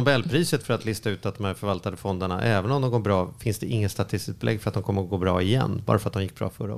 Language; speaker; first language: Swedish; native; Swedish